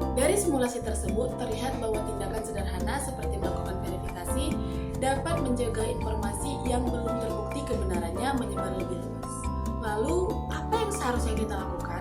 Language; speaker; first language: Indonesian; native; Indonesian